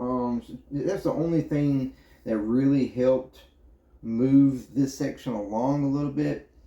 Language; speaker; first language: English; native; English